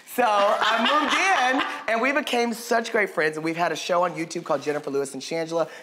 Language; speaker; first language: English; native; English